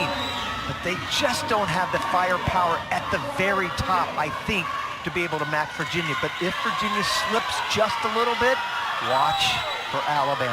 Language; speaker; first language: English; native; English